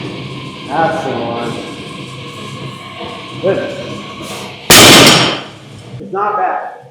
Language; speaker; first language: English; native; English